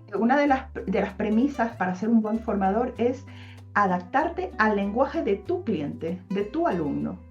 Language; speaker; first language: Spanish; native; Spanish